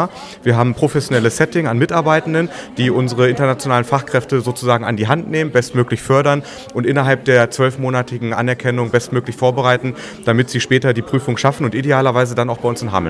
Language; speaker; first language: German; native; German